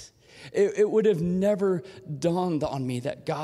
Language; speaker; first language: English; native; English